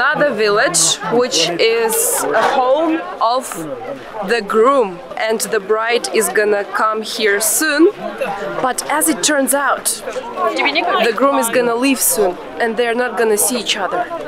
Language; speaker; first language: English; non-native, fluent; Russian